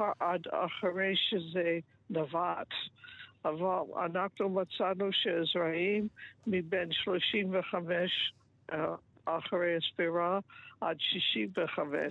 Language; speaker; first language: Hebrew; non-native, fluent; English